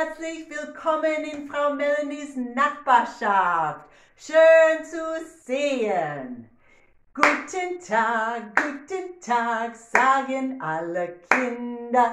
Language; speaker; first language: German; non-native, learner; English